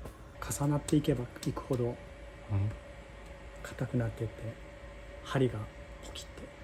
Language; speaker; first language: Japanese; native; Japanese